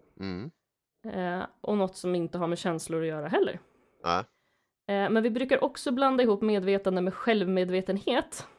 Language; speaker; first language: Swedish; native; Swedish